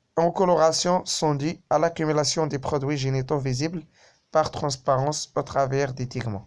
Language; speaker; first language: French; non-native, local second language; Arabic